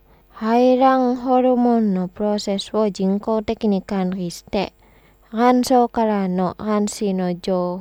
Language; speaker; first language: Japanese; non-native, fluent; Indonesian